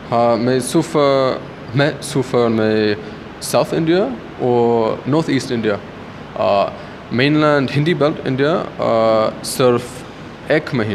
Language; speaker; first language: Hindi; non-native, learner; Korean